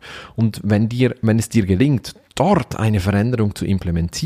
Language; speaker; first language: German; native; German